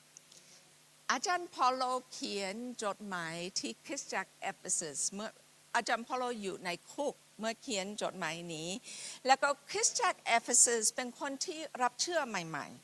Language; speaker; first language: Thai; non-native, fluent; English